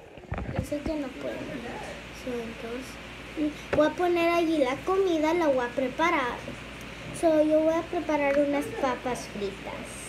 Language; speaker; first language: Spanish; early bilingual, heritage; Spanish